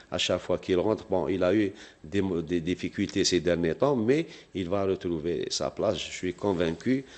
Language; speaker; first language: French; non-native, local second language; Arabic